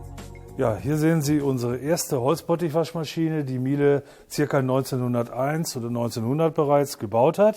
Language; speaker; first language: German; native; German